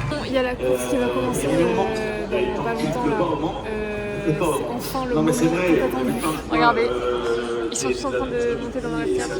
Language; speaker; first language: French; native; French